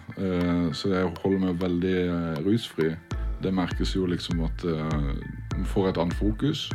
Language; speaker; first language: Norwegian; native; Norwegian